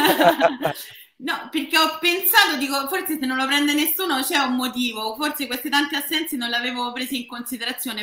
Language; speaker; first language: Italian; native; Italian